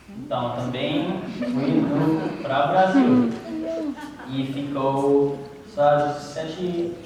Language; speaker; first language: Portuguese; non-native, learner; English